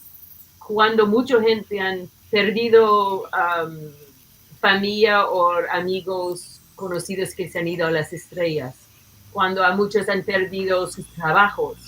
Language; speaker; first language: Spanish; non-native, fluent; English